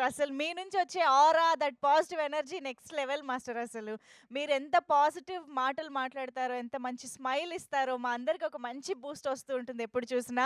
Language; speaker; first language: Telugu; native; Telugu